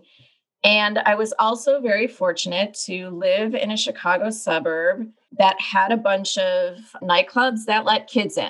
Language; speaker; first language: English; native; English